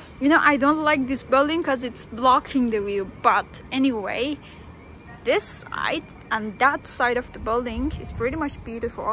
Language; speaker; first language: English; non-native, fluent; Persian